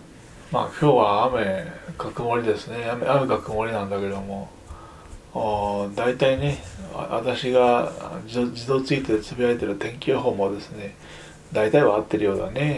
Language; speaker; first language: Japanese; native; Japanese